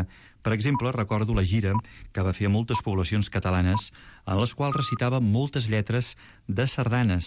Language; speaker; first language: Catalan; native; Catalan